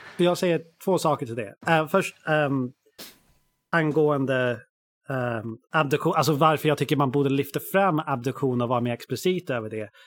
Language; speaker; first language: Swedish; non-native, fluent; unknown